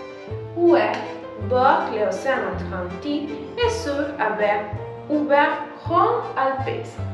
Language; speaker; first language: French; non-native, learner; Spanish